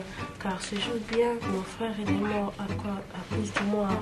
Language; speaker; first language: French; non-native, learner; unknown